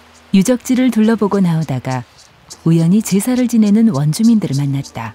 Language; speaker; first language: Korean; native; Korean